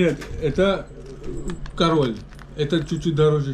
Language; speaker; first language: Russian; non-native, learner; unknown